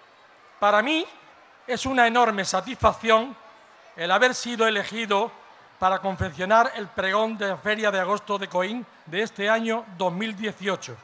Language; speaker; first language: Spanish; native; Spanish